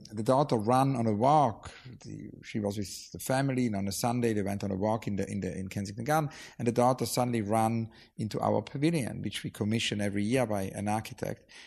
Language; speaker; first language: English; non-native, fluent; German